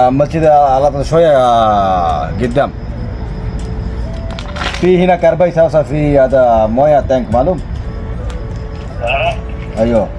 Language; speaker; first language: Arabic; non-native, learner; Bangla